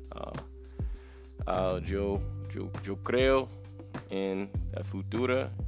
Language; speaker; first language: Spanish; non-native, learner; English